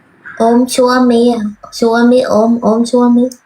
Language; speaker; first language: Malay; non-native, learner; Vietnamese